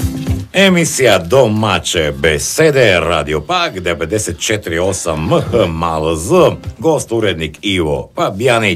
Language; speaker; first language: Croatian; native; Croatian